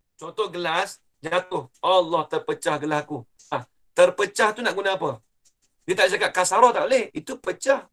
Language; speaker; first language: Malay; native; Malay